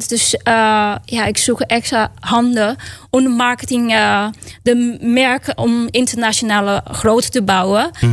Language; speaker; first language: Dutch; non-native, learner; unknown